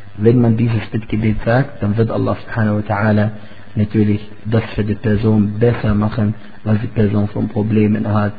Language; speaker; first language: German; non-native, fluent; Arabic